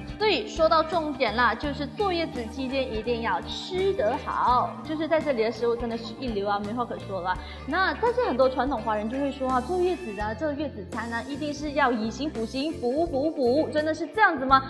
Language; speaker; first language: Chinese; native; Chinese